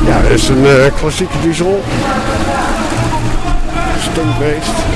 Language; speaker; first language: Dutch; native; Dutch